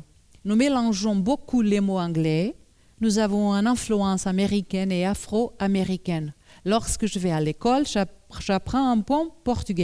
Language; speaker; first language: French; non-native, learner; Portuguese